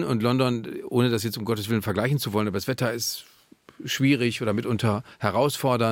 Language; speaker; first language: German; native; German